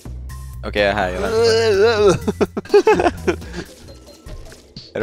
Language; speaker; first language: Swedish; native; Swedish